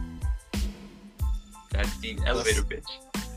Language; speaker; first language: English; non-native, fluent; Italian